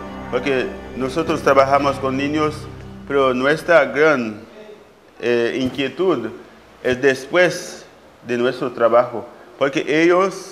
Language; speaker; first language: Spanish; non-native, fluent; Haitian Creole